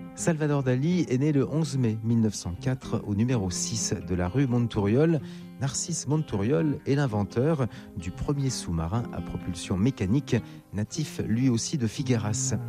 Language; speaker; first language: French; native; French